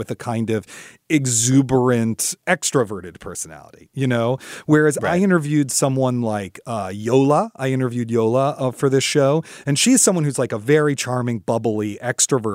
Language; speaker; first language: English; native; English